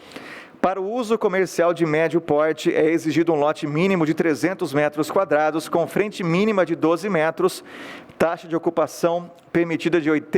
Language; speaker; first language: Portuguese; native; Portuguese